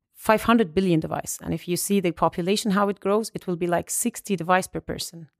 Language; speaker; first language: English; non-native, fluent; Arabic